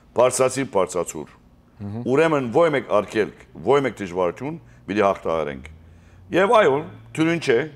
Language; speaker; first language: Armenian; early bilingual, heritage; Armenian